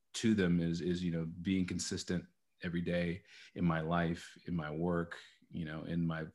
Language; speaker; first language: English; native; English